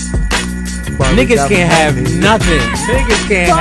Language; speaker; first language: English; native; English